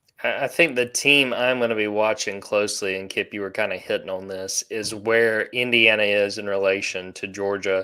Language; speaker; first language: English; native; English